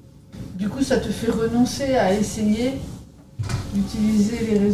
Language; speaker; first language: French; native; French